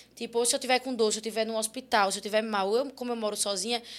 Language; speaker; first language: Portuguese; native; Portuguese